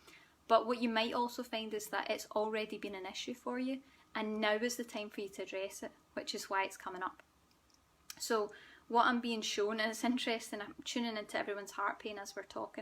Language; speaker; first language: English; native; English